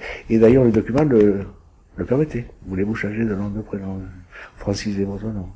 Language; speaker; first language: French; early bilingual, other home language; Spanish